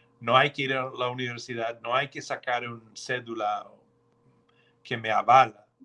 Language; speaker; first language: Spanish; non-native, fluent; English